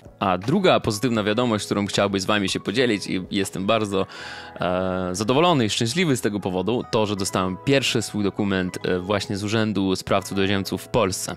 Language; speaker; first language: Polish; non-native, fluent; Russian